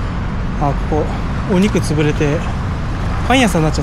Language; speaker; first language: Japanese; native; Japanese